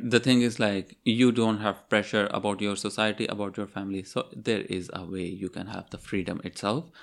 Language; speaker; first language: English; non-native, local second language; Urdu